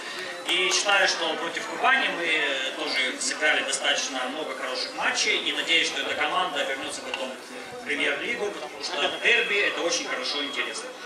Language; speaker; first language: Russian; native; Russian